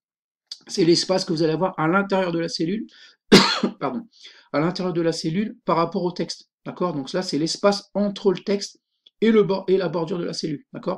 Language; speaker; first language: French; native; French